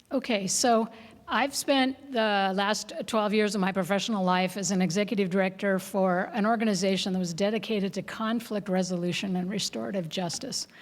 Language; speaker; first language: English; native; English